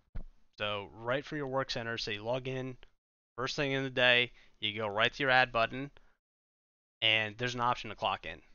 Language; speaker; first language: English; native; English